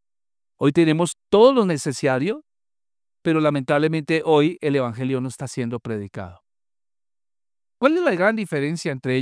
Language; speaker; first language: Spanish; native; Spanish